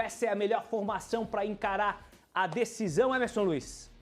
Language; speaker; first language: Portuguese; native; Portuguese